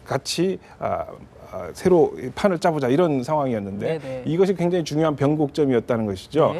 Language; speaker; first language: Korean; native; Korean